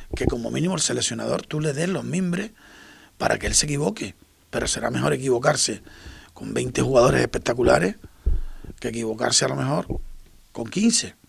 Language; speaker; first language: Spanish; native; Spanish